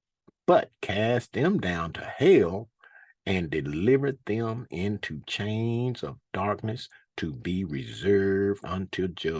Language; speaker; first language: English; native; English